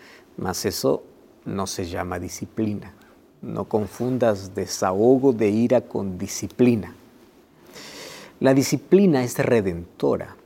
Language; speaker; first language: Spanish; native; Spanish